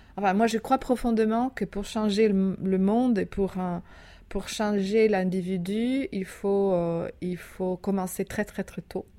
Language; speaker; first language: French; non-native, fluent; Italian